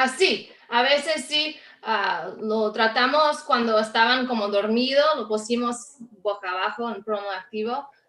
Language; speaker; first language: Spanish; early bilingual, heritage; Spanish